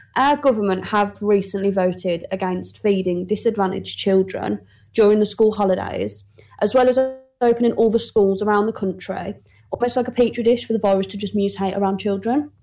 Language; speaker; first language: English; native; English